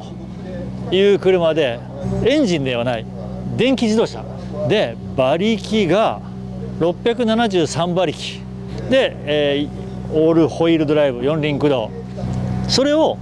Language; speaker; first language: Japanese; native; Japanese